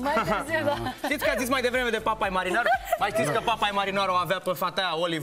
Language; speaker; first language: Romanian; native; Romanian